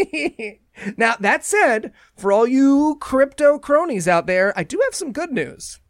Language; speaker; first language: English; native; English